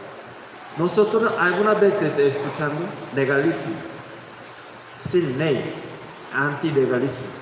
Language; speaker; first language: Spanish; non-native, learner; Korean